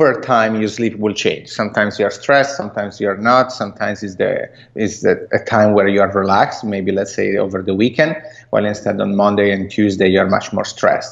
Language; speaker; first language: English; non-native, fluent; Italian